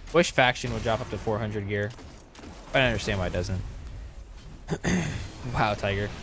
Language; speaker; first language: English; native; English